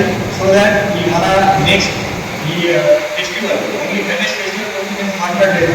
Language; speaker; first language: Telugu; non-native, fluent; Marathi